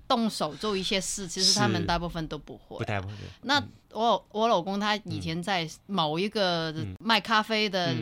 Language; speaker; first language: Chinese; non-native, fluent; Cantonese